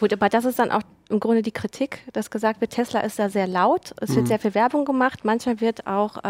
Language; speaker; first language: German; native; German